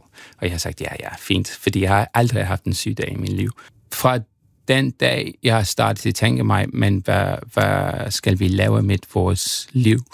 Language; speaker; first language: Danish; non-native, learner; English